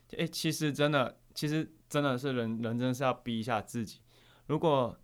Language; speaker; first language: Chinese; native; Chinese